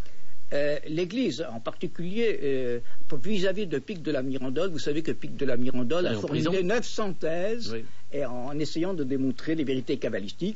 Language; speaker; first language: French; native; French